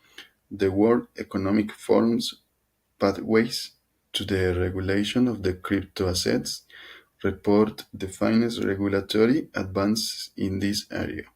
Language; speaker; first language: English; non-native, learner; Spanish